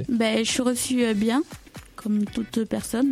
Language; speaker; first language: French; early bilingual, other home language; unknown